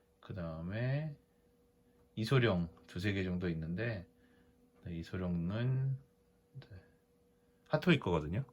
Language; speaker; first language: Korean; native; Korean